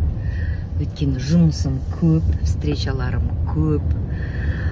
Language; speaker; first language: Kazakh; non-native, local second language; Russian